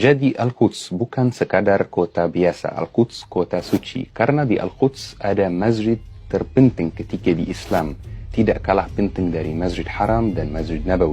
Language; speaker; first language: Indonesian; non-native, fluent; Arabic